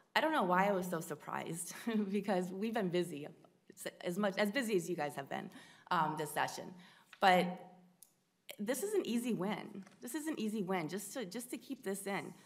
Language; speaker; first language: English; native; English